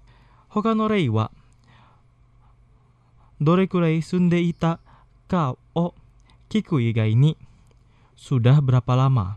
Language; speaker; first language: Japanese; non-native, fluent; Indonesian